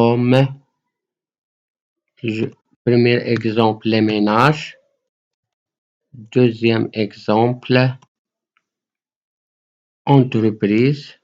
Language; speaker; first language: French; non-native, local second language; Arabic